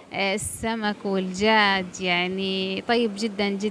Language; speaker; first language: Arabic; native; Arabic